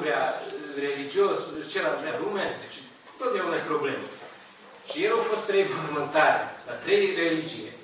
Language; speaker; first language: Romanian; non-native, learner; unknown